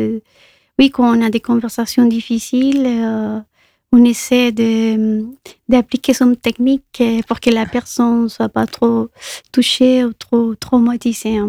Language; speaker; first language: French; non-native, fluent; Spanish